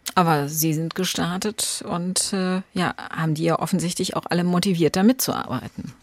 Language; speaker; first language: German; native; German